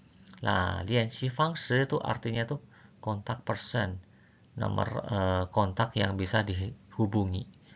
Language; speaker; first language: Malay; non-native, fluent; Chinese